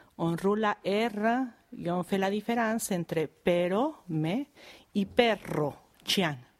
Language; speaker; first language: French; non-native, fluent; Spanish